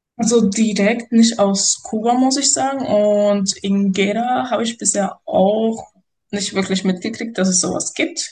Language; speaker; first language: German; non-native, fluent; Spanish